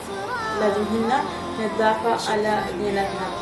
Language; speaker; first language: Arabic; non-native, learner; Oromo